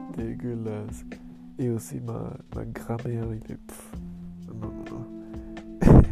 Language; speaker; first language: French; non-native, learner; Spanish